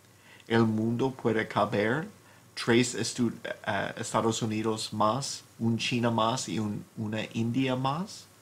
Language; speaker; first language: Spanish; non-native, fluent; English